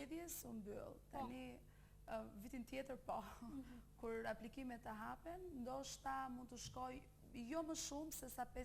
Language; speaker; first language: Albanian; native; Albanian